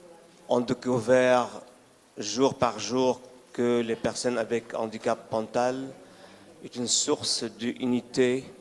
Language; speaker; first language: French; non-native, fluent; Arabic